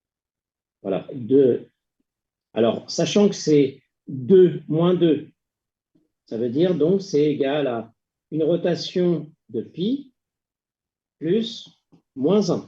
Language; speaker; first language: French; native; French